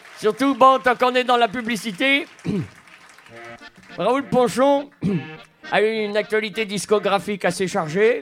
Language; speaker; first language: French; native; French